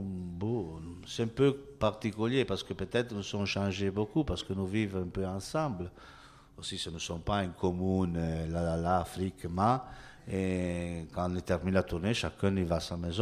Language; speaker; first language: French; non-native, learner; Italian